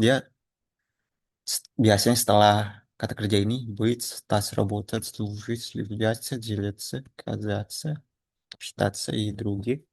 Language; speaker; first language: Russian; non-native, learner; Indonesian